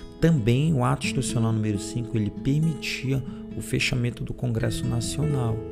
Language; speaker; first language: Portuguese; native; Portuguese